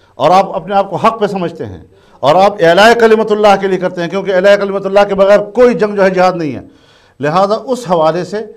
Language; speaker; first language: Urdu; non-native, local second language; Pashto